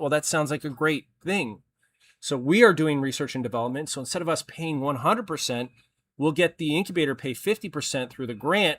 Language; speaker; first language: English; native; English